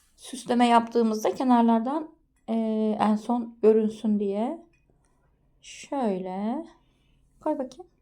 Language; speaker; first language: Turkish; native; Turkish